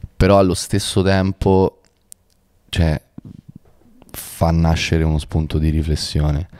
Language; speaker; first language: Italian; native; Italian